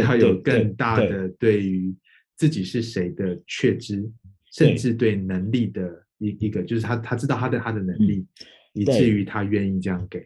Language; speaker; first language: Chinese; native; Chinese